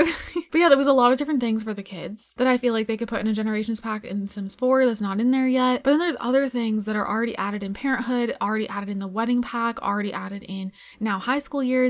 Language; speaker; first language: English; native; English